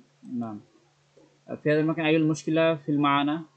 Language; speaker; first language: Arabic; non-native, learner; Bangla